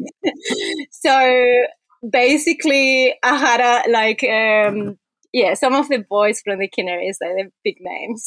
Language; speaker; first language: English; non-native, fluent; Spanish